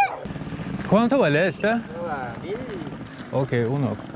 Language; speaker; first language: Spanish; non-native, learner; Turkish